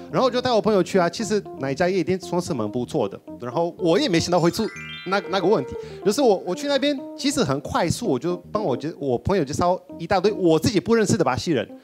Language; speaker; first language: Chinese; non-native, fluent; Portuguese